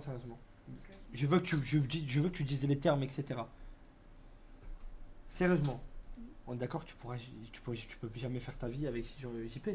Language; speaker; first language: French; native; French